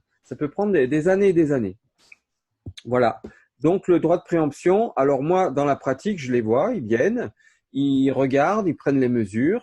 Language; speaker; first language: French; native; French